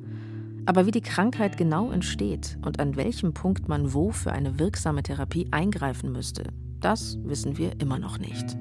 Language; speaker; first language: German; native; German